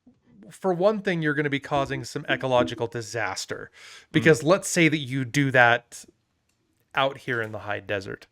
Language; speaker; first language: English; native; English